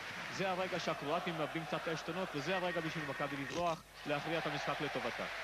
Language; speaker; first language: Hebrew; native; Hebrew